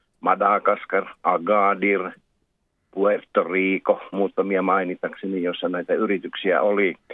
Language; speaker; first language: Finnish; native; Finnish